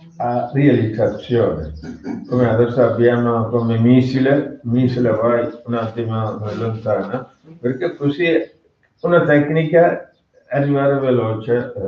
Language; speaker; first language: Italian; non-native, fluent; Tamil